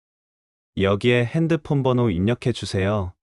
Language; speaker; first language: Korean; native; Korean